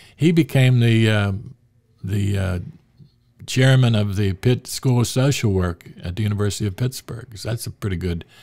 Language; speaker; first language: English; native; English